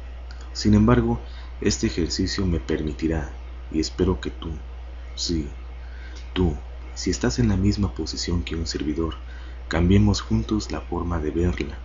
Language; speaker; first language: Spanish; native; Spanish